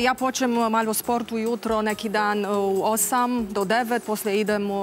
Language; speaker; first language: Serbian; non-native, learner; Romanian